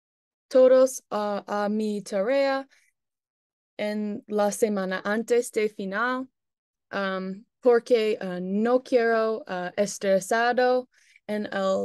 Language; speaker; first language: Spanish; non-native, learner; English